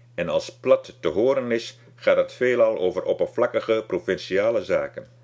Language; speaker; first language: Dutch; non-native, local second language; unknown